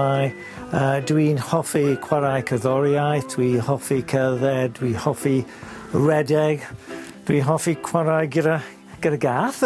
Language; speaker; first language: Welsh; non-native, learner; English